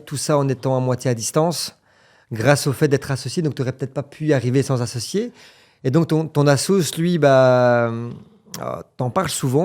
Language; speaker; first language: French; native; French